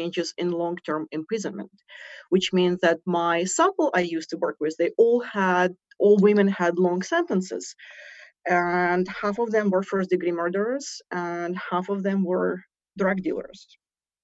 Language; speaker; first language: English; non-native, fluent; Russian